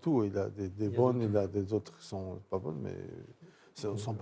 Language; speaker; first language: French; non-native, fluent; Portuguese